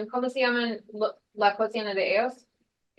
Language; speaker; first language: Spanish; non-native, learner; English